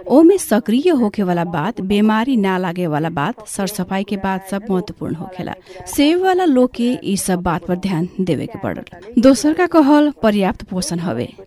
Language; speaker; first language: Bhojpuri; non-native, local second language; Nepali